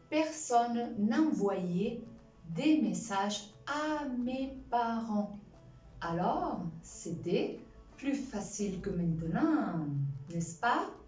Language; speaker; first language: French; non-native, fluent; Spanish